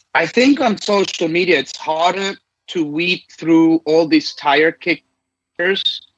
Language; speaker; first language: English; non-native, fluent; German